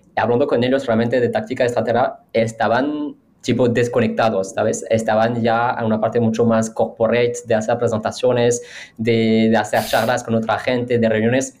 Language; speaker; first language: Spanish; non-native, fluent; French